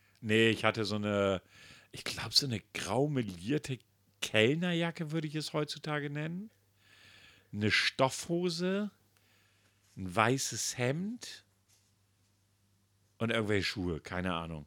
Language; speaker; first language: German; native; German